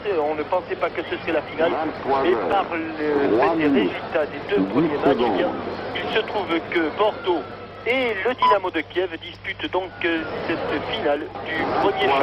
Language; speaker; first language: French; native; French